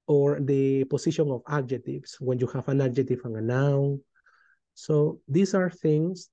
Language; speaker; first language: English; non-native, fluent; Spanish